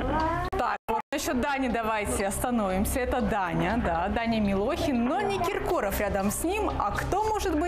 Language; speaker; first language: Russian; native; Russian